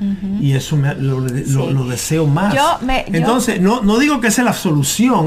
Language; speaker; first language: Spanish; native; Spanish